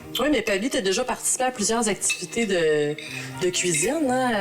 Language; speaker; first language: French; native; French